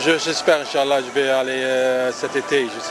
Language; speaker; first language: French; non-native, local second language; Arabic